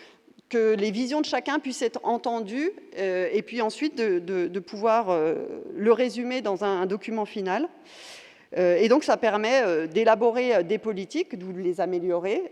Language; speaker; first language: French; native; French